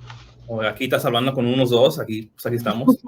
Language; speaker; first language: Spanish; early bilingual, heritage; Spanish